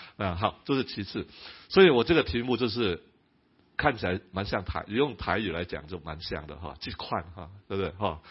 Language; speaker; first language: Chinese; non-native, local second language; Cantonese